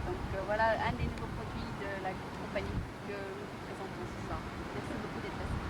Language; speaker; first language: French; native; French